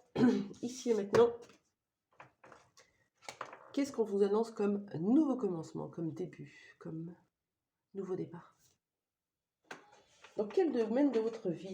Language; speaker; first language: French; native; French